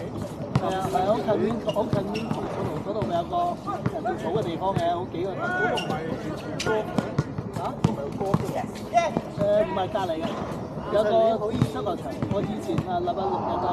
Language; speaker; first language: Cantonese; native; Cantonese